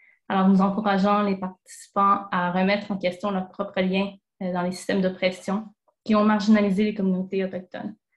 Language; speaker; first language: French; native; French